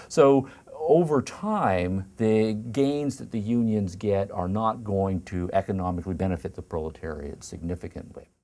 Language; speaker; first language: English; native; English